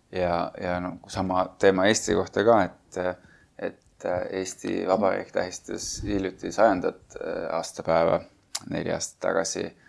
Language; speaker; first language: Estonian; native; Estonian